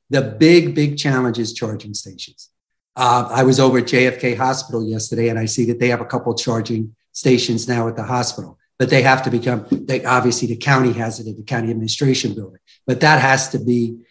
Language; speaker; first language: English; native; English